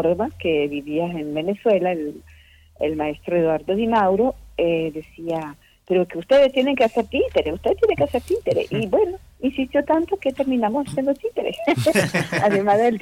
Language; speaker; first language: Spanish; non-native, fluent; French